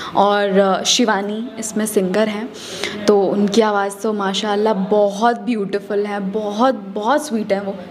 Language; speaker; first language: Hindi; native; Hindi